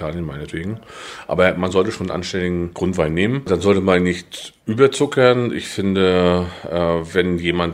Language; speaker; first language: German; native; German